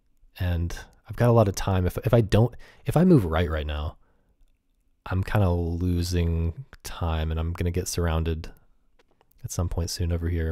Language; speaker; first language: English; native; English